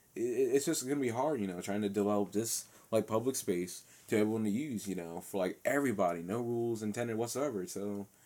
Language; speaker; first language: English; native; English